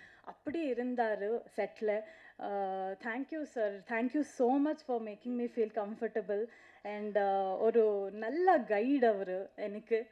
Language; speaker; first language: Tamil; non-native, learner; Kannada